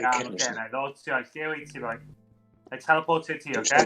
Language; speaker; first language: Welsh; native; Welsh